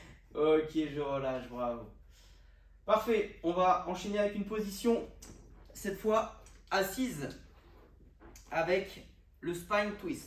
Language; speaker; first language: French; native; French